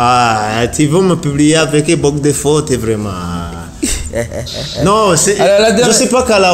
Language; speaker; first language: French; non-native, learner; Rundi